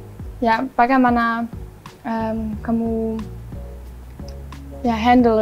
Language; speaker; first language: Indonesian; non-native, learner; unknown